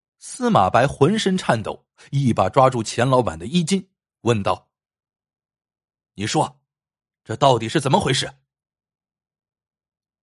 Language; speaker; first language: Chinese; native; Chinese